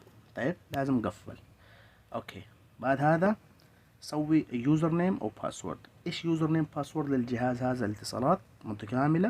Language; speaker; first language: Arabic; non-native, learner; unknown